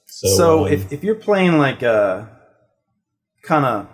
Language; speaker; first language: English; native; English